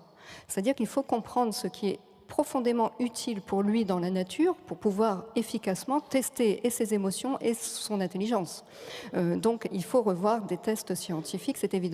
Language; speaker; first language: French; native; French